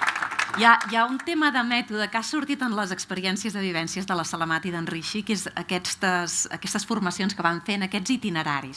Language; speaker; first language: Catalan; native; Catalan